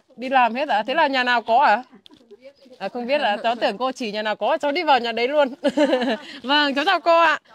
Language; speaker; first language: Vietnamese; native; Vietnamese